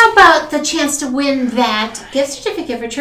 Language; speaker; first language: English; native; English